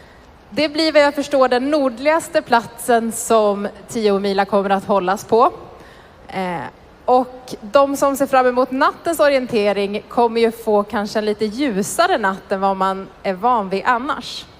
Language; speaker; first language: Swedish; native; Swedish